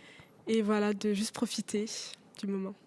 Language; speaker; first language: French; non-native, local second language; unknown